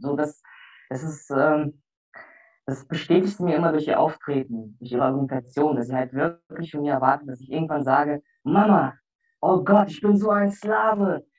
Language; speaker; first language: German; non-native, fluent; Russian